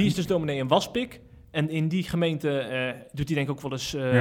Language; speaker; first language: Dutch; native; Dutch